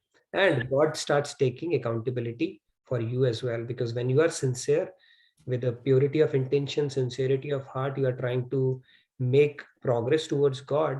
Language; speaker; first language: English; non-native, local second language; Hindi